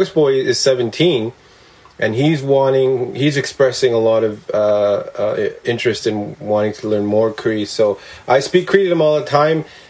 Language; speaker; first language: English; non-native, local second language; Cree